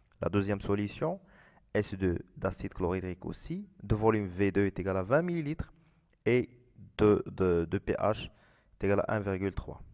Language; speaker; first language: French; non-native, local second language; Arabic